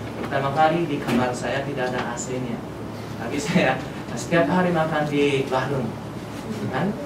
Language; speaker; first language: Indonesian; non-native, fluent; Japanese